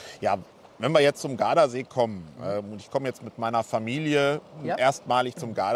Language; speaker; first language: German; native; German